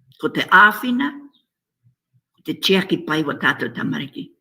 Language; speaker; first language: Māori; native; Māori